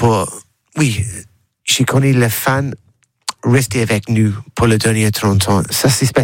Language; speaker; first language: French; non-native, learner; English